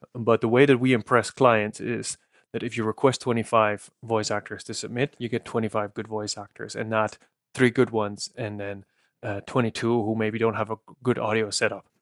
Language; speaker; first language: English; non-native, fluent; Dutch